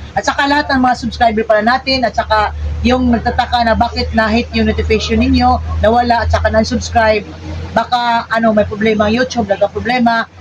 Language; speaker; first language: Filipino; non-native, local second language; Cebuano